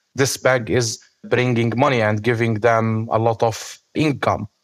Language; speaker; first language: English; non-native, fluent; Arabic